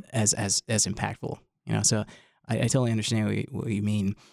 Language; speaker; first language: English; non-native, fluent; Arabic